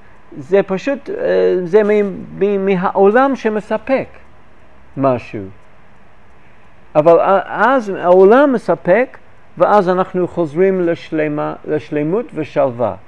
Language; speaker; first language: Hebrew; non-native, fluent; English